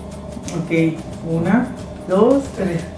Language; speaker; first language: Spanish; non-native, local second language; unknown